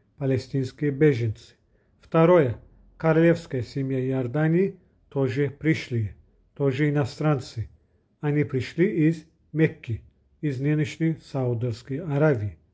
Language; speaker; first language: Russian; non-native, local second language; Azerbaijani